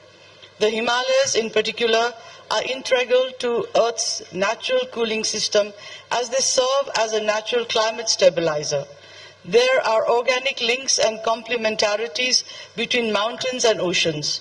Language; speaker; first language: English; non-native, fluent; Nepali